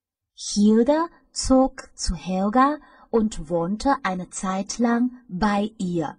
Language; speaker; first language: German; non-native, fluent; Chinese